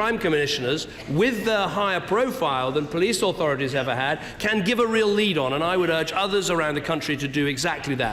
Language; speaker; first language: English; native; English